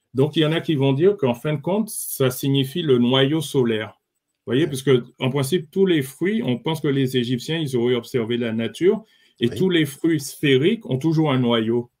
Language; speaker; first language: French; native; French